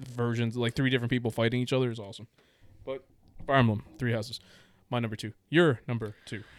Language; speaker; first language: English; native; English